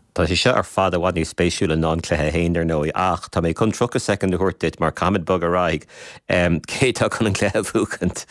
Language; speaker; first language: Irish; native; Irish